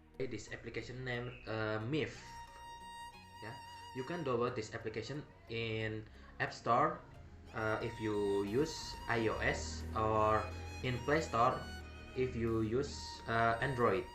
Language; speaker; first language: English; non-native, learner; Indonesian